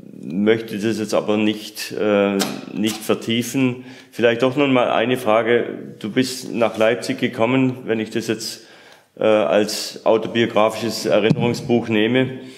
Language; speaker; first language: German; native; German